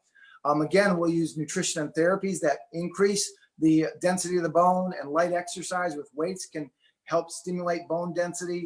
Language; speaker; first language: English; native; English